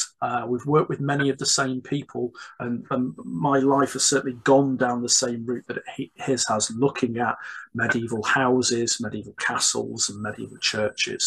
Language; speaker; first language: English; native; English